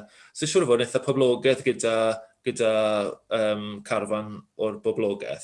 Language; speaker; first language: Welsh; native; Welsh